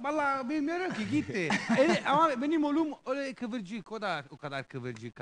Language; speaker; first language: Turkish; non-native, learner; Italian